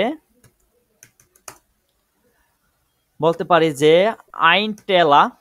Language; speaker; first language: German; non-native, fluent; Bangla